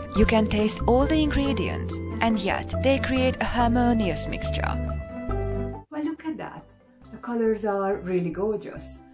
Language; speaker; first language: English; non-native, fluent; Hungarian